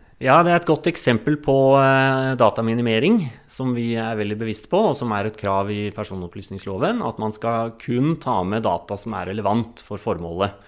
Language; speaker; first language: Norwegian; native; Norwegian